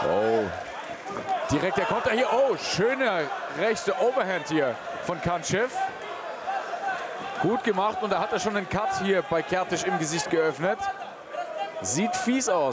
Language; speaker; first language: German; native; German